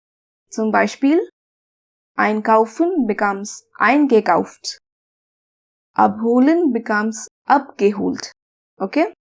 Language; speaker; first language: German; non-native, fluent; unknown